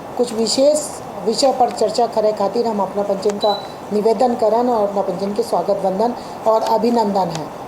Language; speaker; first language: Hindi; native; Hindi